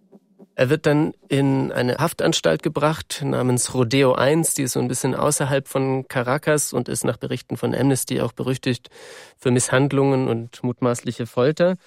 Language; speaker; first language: German; native; German